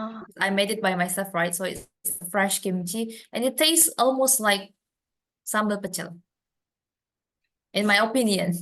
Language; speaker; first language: English; non-native, fluent; Indonesian